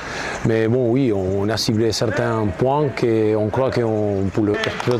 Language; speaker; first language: French; non-native, fluent; Spanish